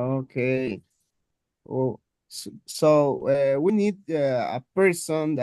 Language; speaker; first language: English; non-native, learner; Spanish